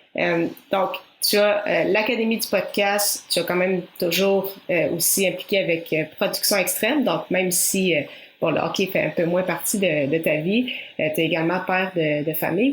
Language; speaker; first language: French; native; French